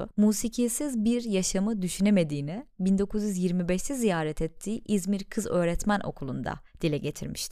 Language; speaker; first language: Turkish; native; Turkish